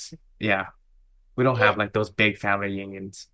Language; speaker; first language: English; native; English